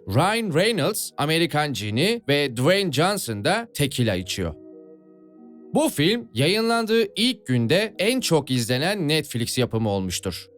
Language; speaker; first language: Turkish; native; Turkish